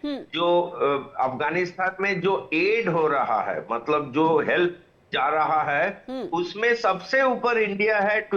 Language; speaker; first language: Hindi; non-native, local second language; Bangla